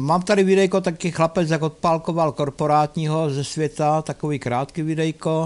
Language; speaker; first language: Czech; native; Czech